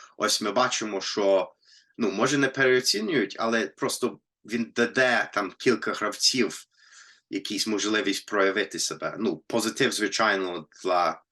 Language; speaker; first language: Ukrainian; non-native, fluent; English